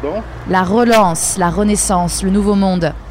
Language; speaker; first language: French; native; French